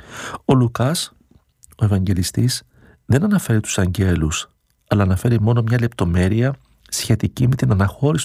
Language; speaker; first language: Greek; native; Greek